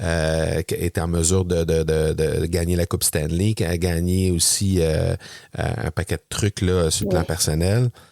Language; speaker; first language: French; native; French